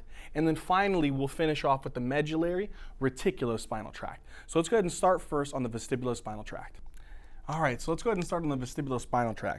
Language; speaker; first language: English; native; English